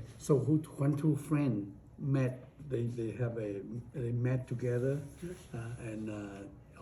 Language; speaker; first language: English; non-native, fluent; Chinese